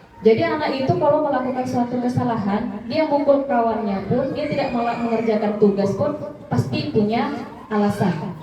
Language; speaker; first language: Indonesian; native; Indonesian